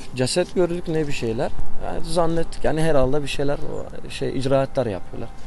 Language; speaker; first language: Turkish; non-native, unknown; Arabic